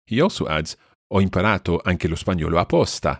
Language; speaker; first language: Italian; non-native, fluent; English